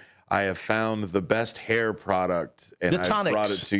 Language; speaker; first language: English; native; English